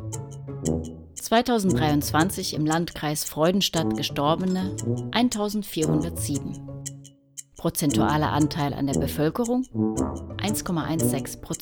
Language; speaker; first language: German; native; German